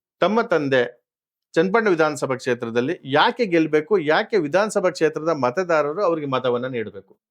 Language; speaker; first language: Kannada; native; Kannada